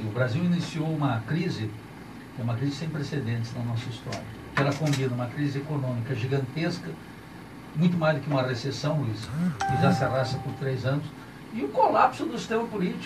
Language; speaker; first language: Portuguese; native; Portuguese